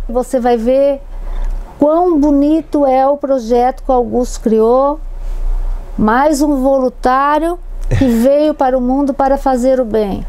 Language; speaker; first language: Portuguese; native; Portuguese